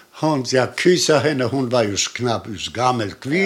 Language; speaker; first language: Swedish; non-native, learner; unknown